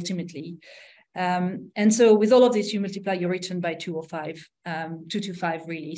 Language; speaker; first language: English; non-native, fluent; French